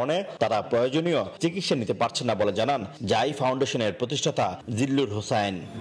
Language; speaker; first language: English; non-native, fluent; Japanese